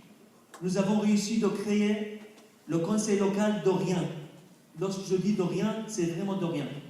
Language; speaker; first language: French; non-native, fluent; Arabic